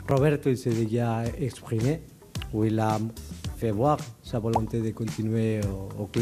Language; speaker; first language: French; native; French